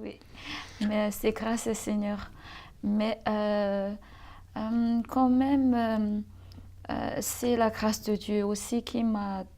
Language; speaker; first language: French; non-native, local second language; Malagasy